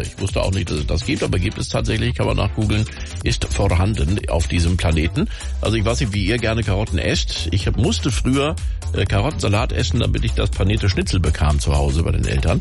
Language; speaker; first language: German; native; German